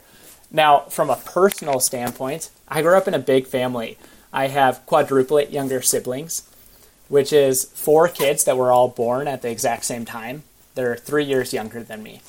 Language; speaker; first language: English; native; English